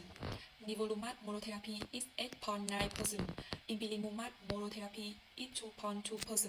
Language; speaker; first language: English; non-native, learner; Vietnamese